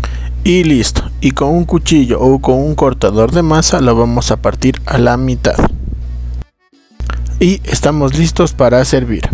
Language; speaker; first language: Spanish; native; Spanish